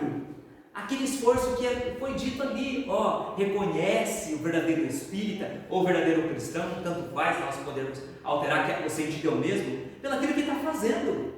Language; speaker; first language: Portuguese; native; Portuguese